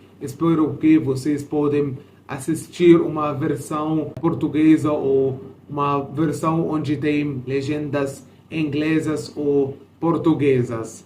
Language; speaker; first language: Portuguese; non-native, fluent; Arabic